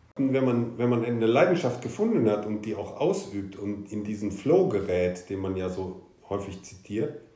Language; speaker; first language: German; native; German